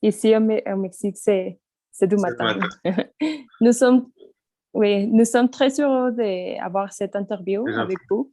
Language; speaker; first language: French; non-native, fluent; Spanish